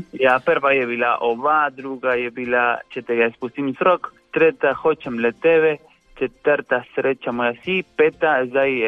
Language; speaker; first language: Slovenian; non-native, fluent; Spanish